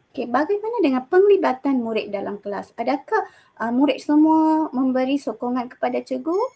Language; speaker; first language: Malay; non-native, local second language; Tamil